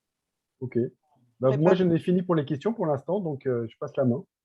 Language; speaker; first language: French; native; French